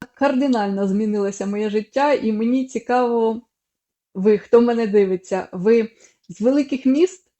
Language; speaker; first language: Ukrainian; non-native, local second language; Russian